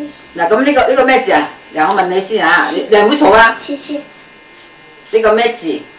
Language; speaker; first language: Cantonese; native; Cantonese